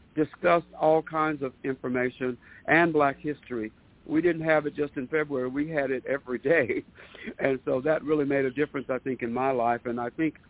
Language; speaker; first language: English; native; English